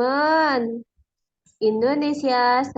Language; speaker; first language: Korean; non-native, learner; Indonesian